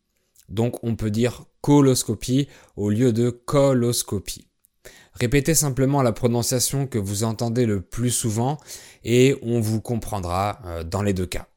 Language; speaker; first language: French; native; French